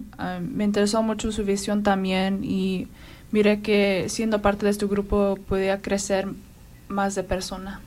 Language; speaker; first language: Spanish; early bilingual, heritage; Spanish